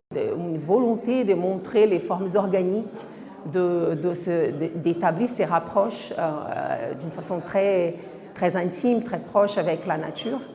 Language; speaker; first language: French; non-native, fluent; Portuguese